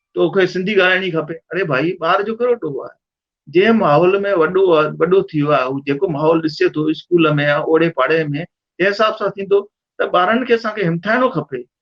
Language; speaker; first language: Sindhi; early bilingual, heritage; Sindhi